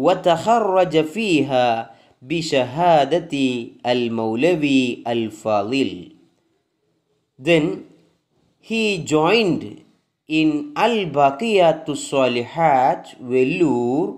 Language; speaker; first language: Arabic; non-native, fluent; Malayalam